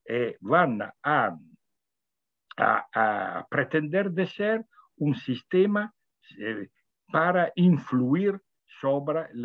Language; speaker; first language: Spanish; non-native, fluent; Italian